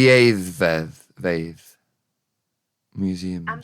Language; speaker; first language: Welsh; non-native, learner; English